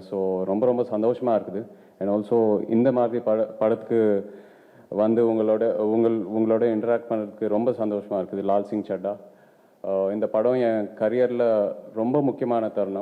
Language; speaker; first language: Tamil; non-native, local second language; Telugu